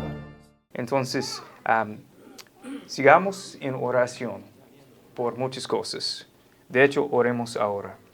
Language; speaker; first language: Spanish; non-native, fluent; English